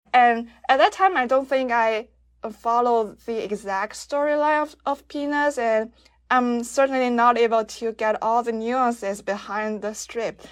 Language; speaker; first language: English; non-native, fluent; Chinese